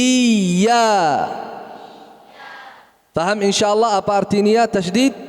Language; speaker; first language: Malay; non-native, fluent; Arabic